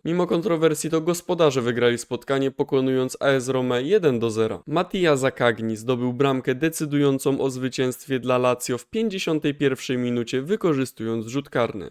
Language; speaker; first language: Polish; native; Polish